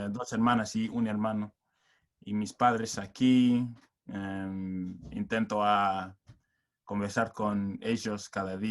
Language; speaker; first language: Spanish; non-native, learner; English